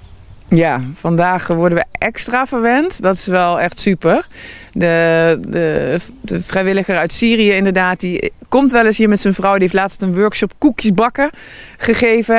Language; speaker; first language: Dutch; native; Dutch